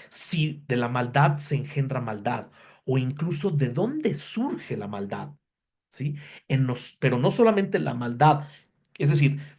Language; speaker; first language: Spanish; native; Spanish